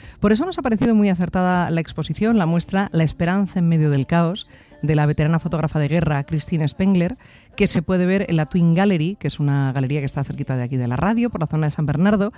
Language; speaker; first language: Spanish; native; Spanish